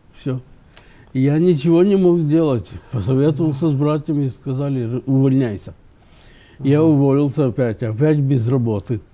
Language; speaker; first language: Russian; native; Russian